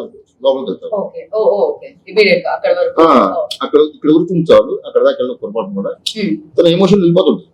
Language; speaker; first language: Telugu; native; Telugu